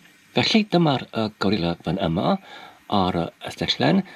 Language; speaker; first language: Welsh; non-native, learner; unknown